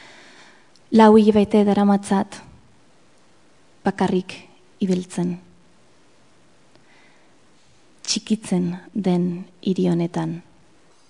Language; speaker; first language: English; non-native, fluent; Spanish